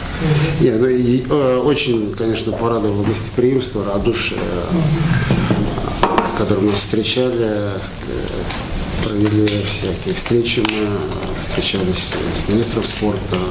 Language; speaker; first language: Russian; native; Russian